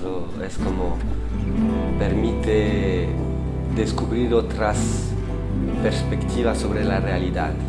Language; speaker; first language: Spanish; non-native, fluent; French